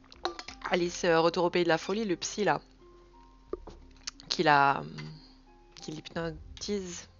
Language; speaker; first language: French; native; French